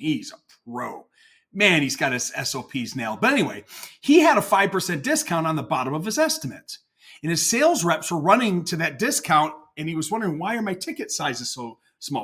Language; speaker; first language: English; native; English